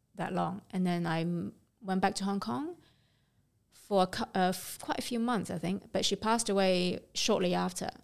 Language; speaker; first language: English; non-native, local second language; Cantonese